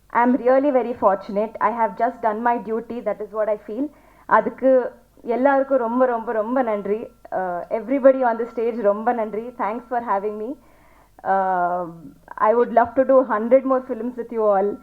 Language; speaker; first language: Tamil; non-native, learner; Telugu